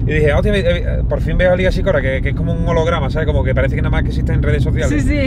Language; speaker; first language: Spanish; native; Spanish